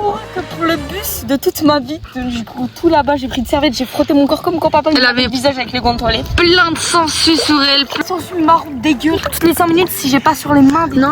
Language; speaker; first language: French; native; French